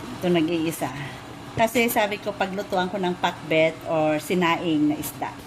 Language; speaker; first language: Filipino; non-native, local second language; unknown